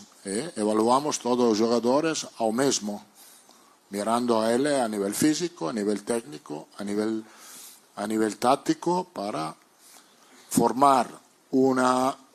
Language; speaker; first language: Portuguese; non-native, learner; Italian